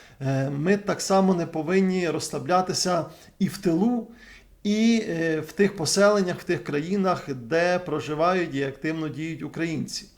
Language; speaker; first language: Ukrainian; native; Ukrainian